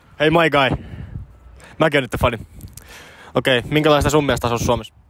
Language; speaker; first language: Finnish; native; Finnish